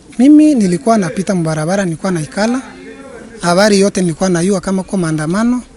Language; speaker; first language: Swahili; non-native, local second language; Kinyarwanda